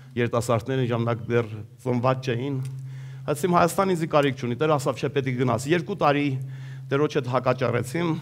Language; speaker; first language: Armenian; early bilingual, heritage; Armenian